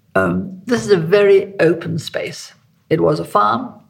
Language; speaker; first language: English; native; English